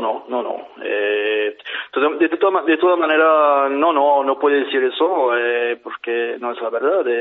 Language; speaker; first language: Spanish; non-native, fluent; French